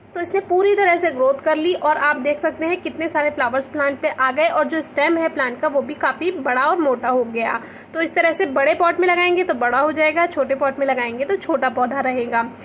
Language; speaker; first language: Hindi; native; Hindi